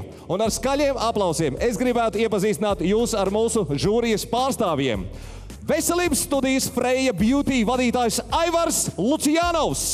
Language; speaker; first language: Latvian; native; Latvian